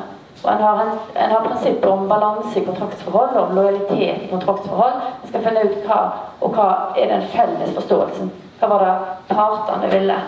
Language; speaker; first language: Norwegian; native; Norwegian